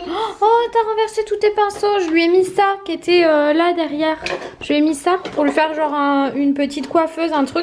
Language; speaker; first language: French; native; French